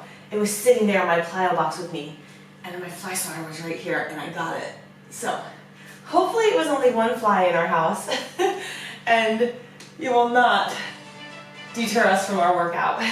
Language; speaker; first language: English; native; English